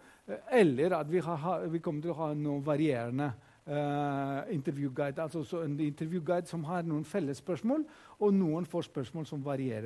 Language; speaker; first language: Norwegian; non-native, fluent; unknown